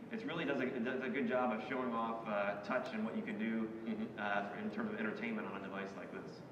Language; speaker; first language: English; native; English